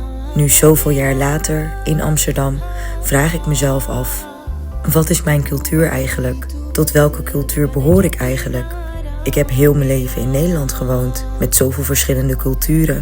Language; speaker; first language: Dutch; early bilingual, other home language; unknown